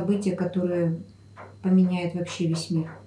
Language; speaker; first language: Russian; native; Russian